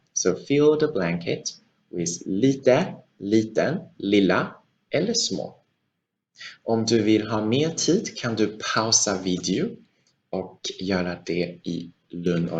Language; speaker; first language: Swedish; non-native, fluent; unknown